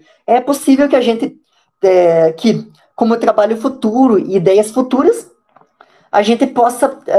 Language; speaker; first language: Portuguese; native; Portuguese